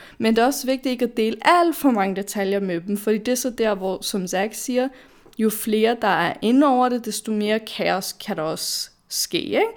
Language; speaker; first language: Danish; early bilingual, other home language; Arabic